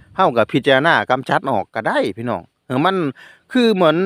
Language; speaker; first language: Thai; non-native, local second language; Northeastern Thai